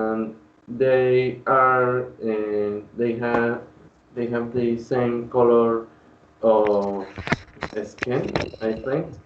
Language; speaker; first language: English; non-native, learner; Spanish